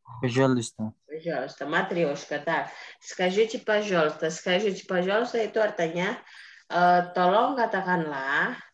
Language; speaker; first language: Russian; non-native, fluent; Indonesian